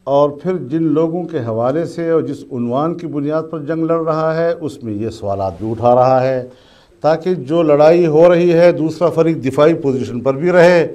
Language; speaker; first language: Urdu; non-native, local second language; Pashto